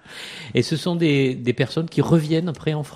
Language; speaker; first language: French; native; French